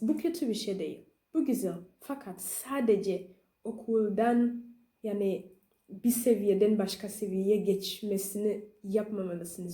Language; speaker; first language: Turkish; non-native, learner; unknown